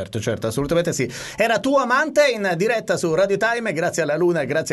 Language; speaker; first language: Italian; native; Italian